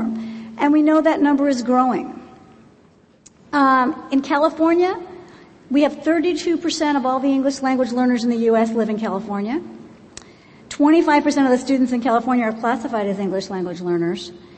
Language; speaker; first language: English; native; English